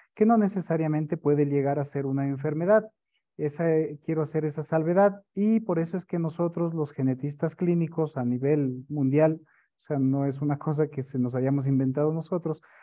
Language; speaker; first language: Spanish; native; Spanish